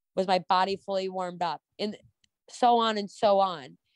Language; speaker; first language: English; native; English